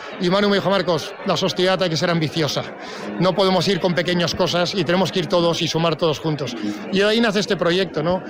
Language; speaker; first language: Spanish; non-native, local second language; Catalan